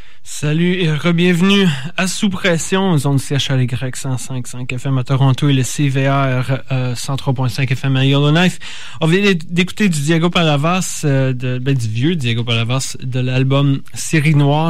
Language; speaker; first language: French; native; French